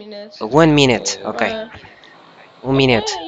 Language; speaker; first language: English; non-native, learner; Portuguese